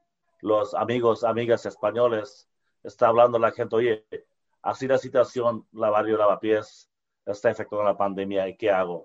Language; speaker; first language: Spanish; non-native, learner; Bangla